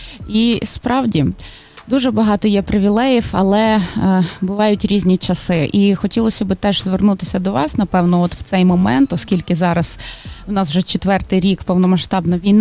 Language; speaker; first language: Ukrainian; native; Ukrainian